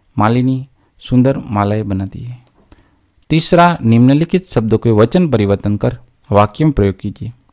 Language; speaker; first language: Hindi; non-native, local second language; Gujarati